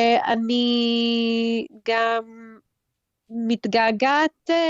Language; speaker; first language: Hebrew; early bilingual, heritage; Hebrew